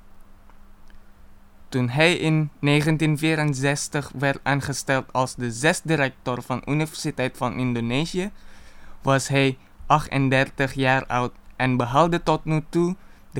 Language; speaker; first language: Dutch; non-native, fluent; Indonesian